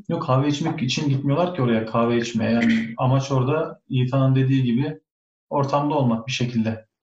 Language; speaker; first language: Turkish; early bilingual, heritage; Turkish